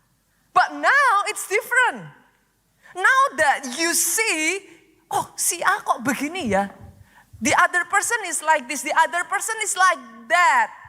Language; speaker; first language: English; non-native, fluent; Indonesian